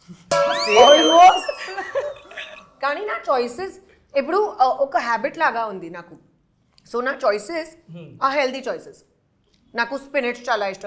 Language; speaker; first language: Telugu; non-native, local second language; Hindi